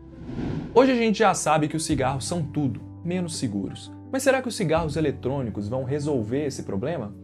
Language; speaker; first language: Portuguese; native; Portuguese